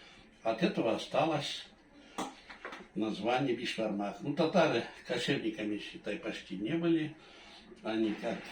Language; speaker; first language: Russian; non-native, local second language; Tatar